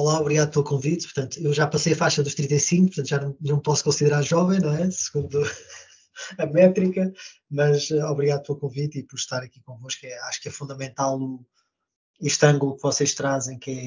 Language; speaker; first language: Portuguese; native; Portuguese